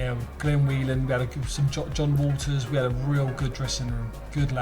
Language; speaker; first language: English; native; English